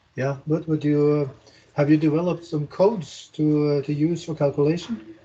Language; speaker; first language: English; non-native, fluent; Norwegian